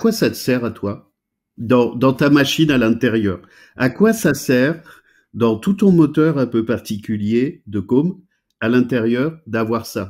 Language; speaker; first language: French; native; French